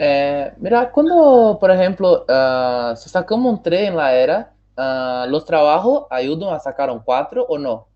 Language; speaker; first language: Spanish; non-native, learner; Portuguese